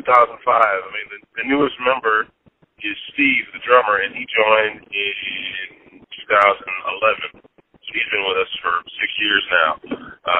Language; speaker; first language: English; native; English